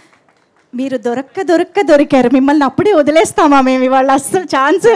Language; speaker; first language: Telugu; native; Telugu